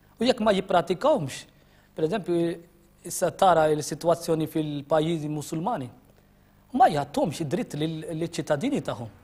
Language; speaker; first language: Maltese; non-native, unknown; Urdu